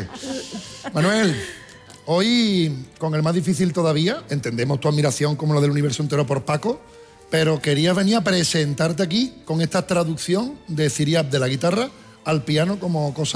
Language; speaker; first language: Spanish; native; Spanish